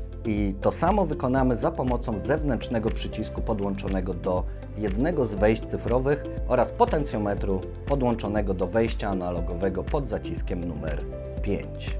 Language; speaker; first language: Polish; native; Polish